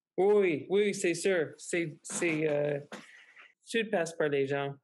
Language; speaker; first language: French; non-native, fluent; English